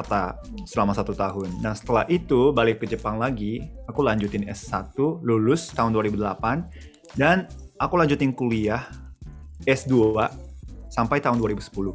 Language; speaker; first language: Indonesian; non-native, fluent; Japanese